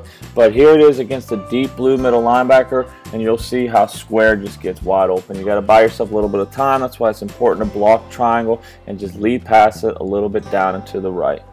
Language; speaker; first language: English; native; English